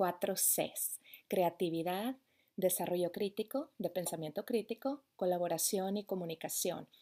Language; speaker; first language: Spanish; native; Spanish